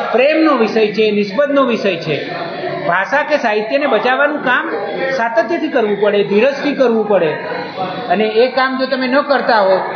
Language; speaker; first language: Gujarati; native; Gujarati